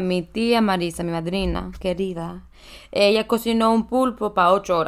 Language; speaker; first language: Spanish; early bilingual, heritage; Spanish